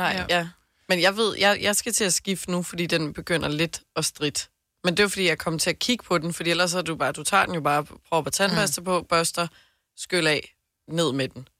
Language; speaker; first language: Danish; native; Danish